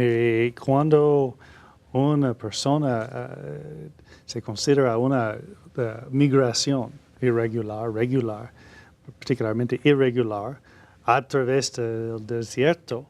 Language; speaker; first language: Spanish; non-native, learner; English